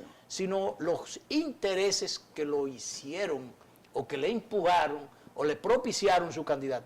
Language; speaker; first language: Spanish; native; Spanish